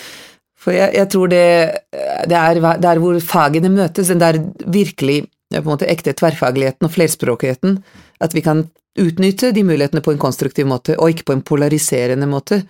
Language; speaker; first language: Norwegian; native; Norwegian